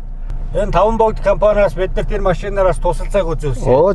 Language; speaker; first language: Mongolian; native; Mongolian